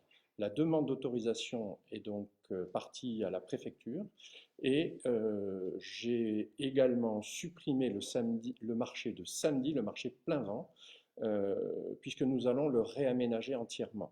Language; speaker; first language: French; native; French